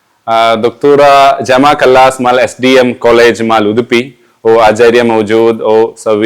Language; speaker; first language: Arabic; non-native, learner; Malayalam